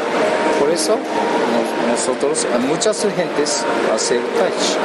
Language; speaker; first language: Spanish; non-native, learner; Japanese